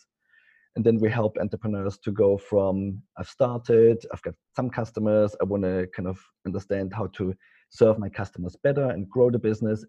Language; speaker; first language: English; non-native, fluent; German